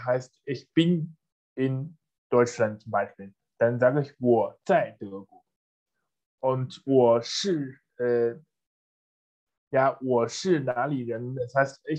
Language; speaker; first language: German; non-native, fluent; Chinese